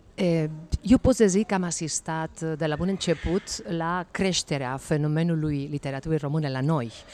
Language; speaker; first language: Romanian; non-native, fluent; Spanish